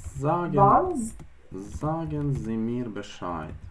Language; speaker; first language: German; non-native, fluent; Ukrainian